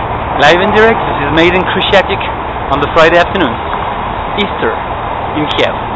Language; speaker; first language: English; non-native, fluent; French